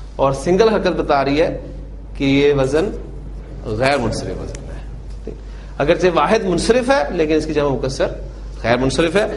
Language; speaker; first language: Urdu; native; Urdu